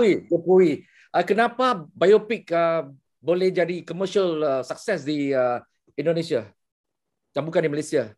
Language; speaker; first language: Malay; non-native, local second language; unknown